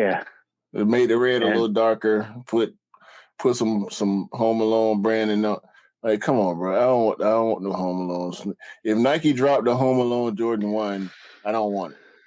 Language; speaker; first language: English; native; English